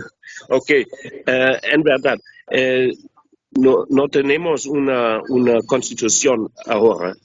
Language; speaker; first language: Spanish; non-native, learner; German